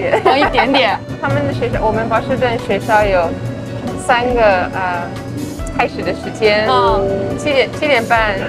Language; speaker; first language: Chinese; early bilingual, heritage; Chinese